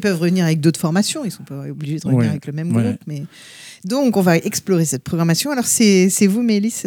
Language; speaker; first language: French; native; French